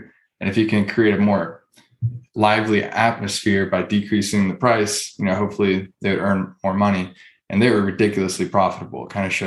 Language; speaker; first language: English; native; English